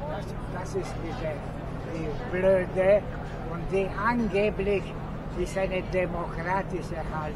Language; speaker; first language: German; non-native, fluent; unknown